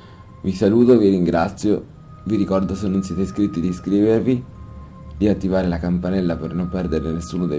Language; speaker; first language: Italian; native; Italian